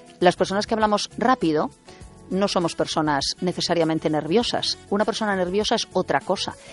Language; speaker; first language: Spanish; native; Spanish